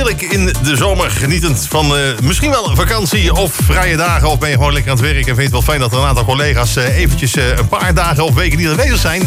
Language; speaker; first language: Dutch; native; Dutch